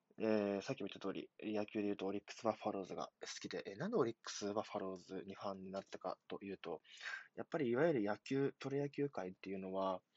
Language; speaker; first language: Japanese; native; Japanese